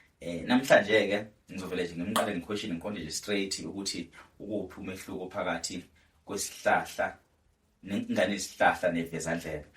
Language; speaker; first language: Zulu; native; Zulu